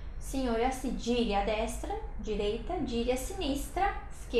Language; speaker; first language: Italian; non-native, fluent; Portuguese